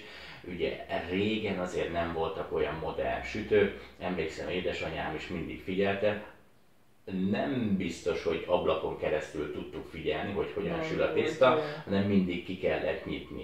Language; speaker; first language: Hungarian; native; Hungarian